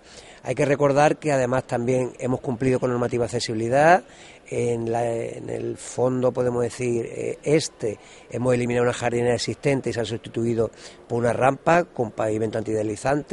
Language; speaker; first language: Spanish; native; Spanish